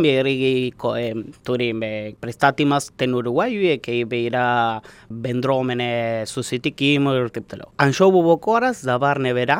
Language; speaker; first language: Lithuanian; non-native, learner; Spanish